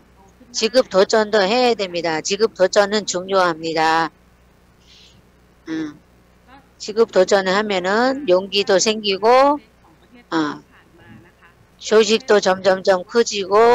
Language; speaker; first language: Korean; non-native, learner; Thai